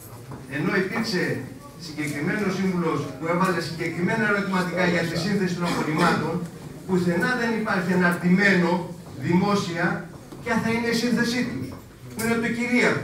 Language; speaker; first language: Greek; native; Greek